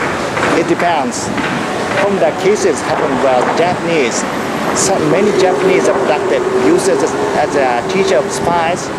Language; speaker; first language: English; non-native, fluent; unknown